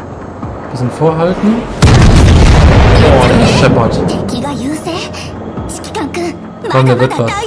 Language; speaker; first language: German; native; German